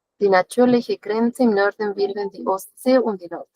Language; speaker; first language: German; non-native, fluent; Spanish